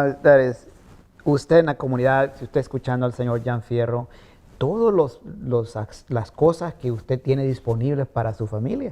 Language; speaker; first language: Spanish; native; Spanish